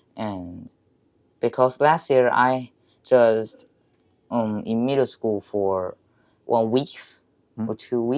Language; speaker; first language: English; non-native, learner; Chinese